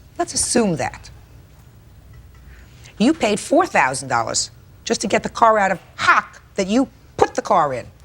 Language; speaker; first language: English; native; English